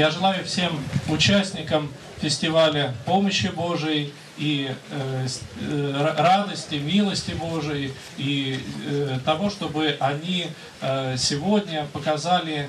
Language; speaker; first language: Russian; native; Russian